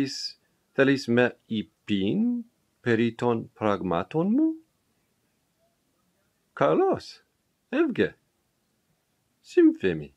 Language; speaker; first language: Greek; non-native, learner; English